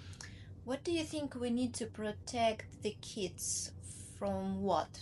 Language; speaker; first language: English; non-native, learner; Ukrainian